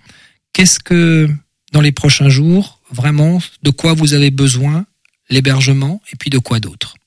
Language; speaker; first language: French; native; French